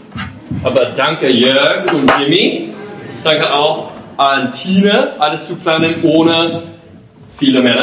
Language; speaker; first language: German; non-native, learner; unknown